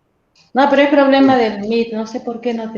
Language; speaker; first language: Spanish; native; Spanish